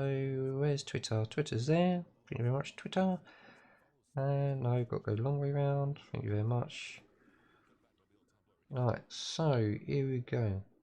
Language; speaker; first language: English; native; English